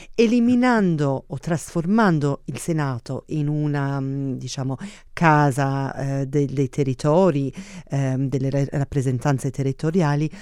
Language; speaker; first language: Italian; early bilingual, heritage; Italian